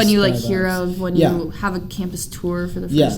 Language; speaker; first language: English; native; English